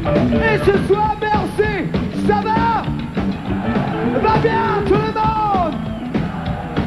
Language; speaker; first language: French; non-native, learner; English